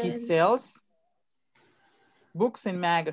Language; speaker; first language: English; non-native, fluent; Spanish